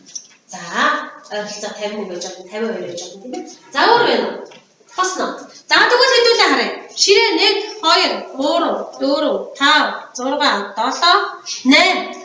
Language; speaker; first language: Mongolian; native; Mongolian